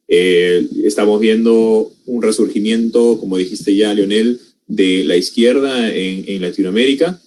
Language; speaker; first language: Spanish; native; Spanish